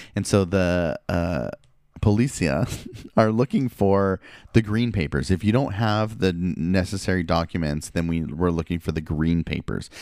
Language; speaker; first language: English; early bilingual, other home language; Spanish